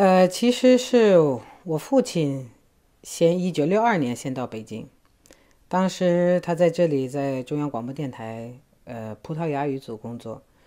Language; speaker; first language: Chinese; native; Chinese